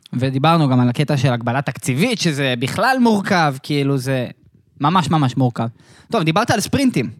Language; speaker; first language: Hebrew; native; Hebrew